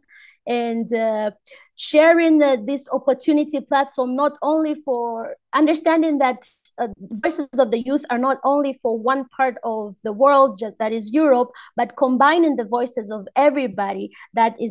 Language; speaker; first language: English; non-native, local second language; Swahili